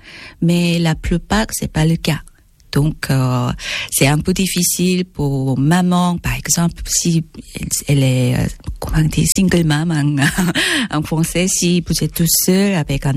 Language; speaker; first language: French; non-native, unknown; Korean